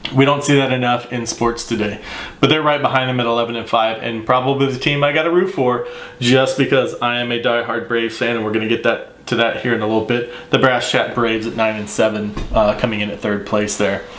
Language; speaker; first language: English; native; English